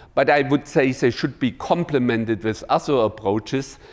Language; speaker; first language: English; non-native, fluent; German